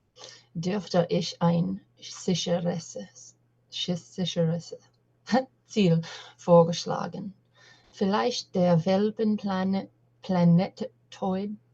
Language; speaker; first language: German; non-native, learner; English